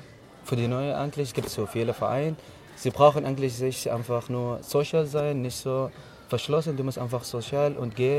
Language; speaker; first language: German; non-native, learner; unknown